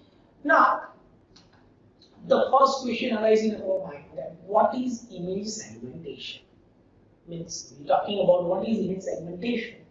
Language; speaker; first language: English; non-native, local second language; Gujarati